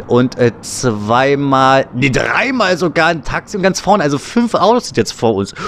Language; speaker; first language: German; native; German